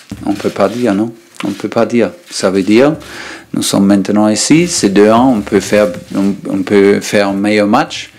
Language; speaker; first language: French; non-native, learner; German